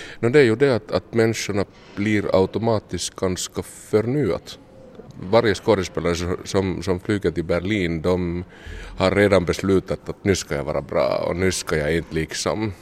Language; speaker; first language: Swedish; non-native, local second language; Finnish